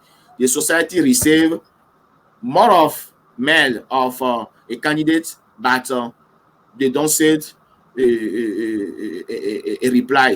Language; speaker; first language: English; non-native, learner; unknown